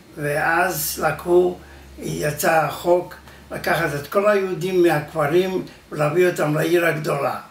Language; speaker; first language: Hebrew; non-native, fluent; Yiddish